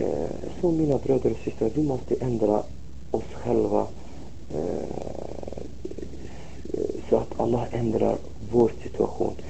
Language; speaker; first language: Swedish; non-native, fluent; Arabic